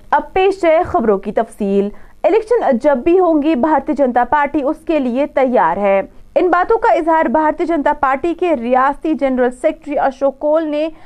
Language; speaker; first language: Urdu; non-native, local second language; Kashmiri